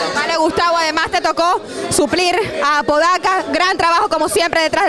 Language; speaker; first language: Spanish; native; Spanish